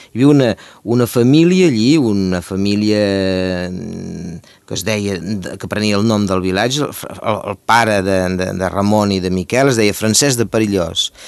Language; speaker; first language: Catalan; native; Catalan